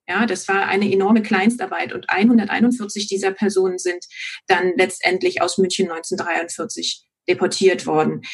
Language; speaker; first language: German; native; German